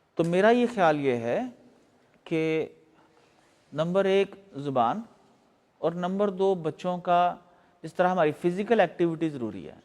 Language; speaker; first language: Urdu; non-native, local second language; Punjabi